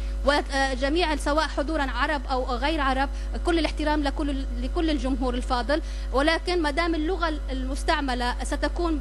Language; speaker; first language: Arabic; native; Arabic